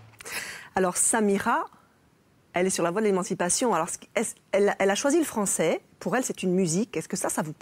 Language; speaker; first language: French; native; French